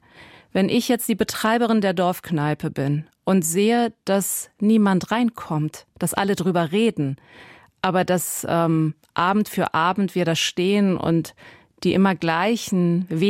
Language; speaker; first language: German; native; German